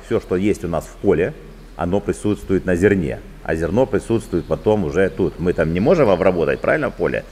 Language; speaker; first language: Russian; native; Russian